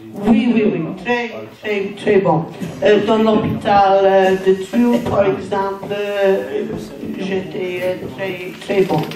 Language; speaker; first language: French; non-native, learner; English